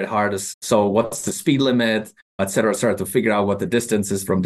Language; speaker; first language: English; non-native, fluent; Czech